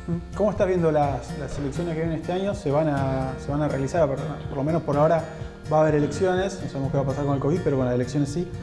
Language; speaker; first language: Spanish; native; Spanish